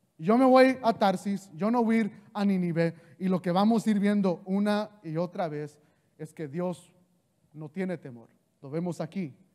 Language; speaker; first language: Spanish; early bilingual, heritage; Spanish